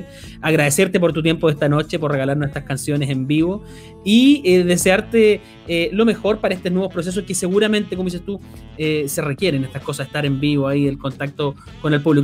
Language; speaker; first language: Spanish; native; Spanish